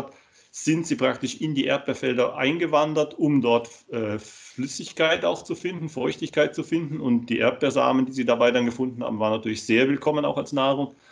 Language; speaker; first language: German; native; German